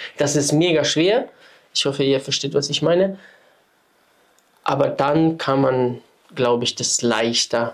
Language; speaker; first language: German; non-native, fluent; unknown